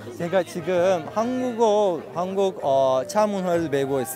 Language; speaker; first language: Korean; non-native, learner; Turkish